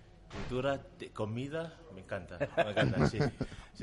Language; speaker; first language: Spanish; non-native, learner; Tongan